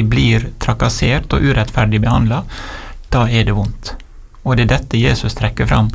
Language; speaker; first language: Norwegian; native; Norwegian